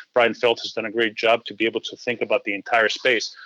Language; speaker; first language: English; early bilingual, heritage; Greek